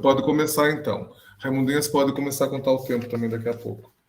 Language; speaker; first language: Portuguese; native; Portuguese